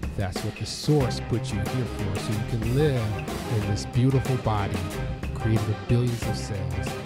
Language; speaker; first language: English; native; English